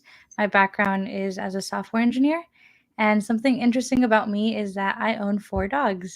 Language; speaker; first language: English; native; English